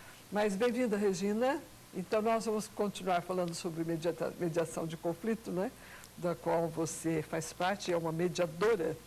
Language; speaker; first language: Portuguese; native; Portuguese